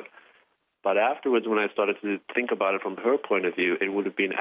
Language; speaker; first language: English; native; English